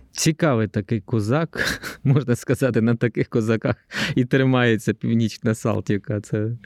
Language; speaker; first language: Ukrainian; native; Ukrainian